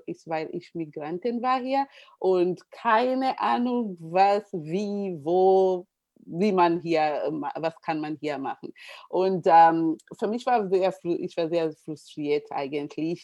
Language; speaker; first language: German; non-native, learner; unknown